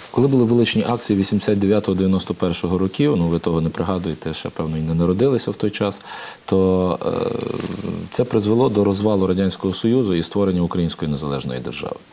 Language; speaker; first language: Ukrainian; native; Ukrainian